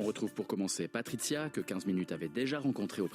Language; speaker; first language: French; native; French